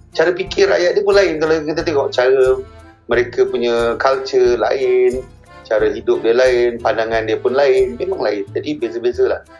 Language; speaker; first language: Malay; native; Malay